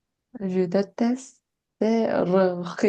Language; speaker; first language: French; non-native, learner; Korean